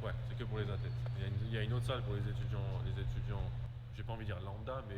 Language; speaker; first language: French; native; French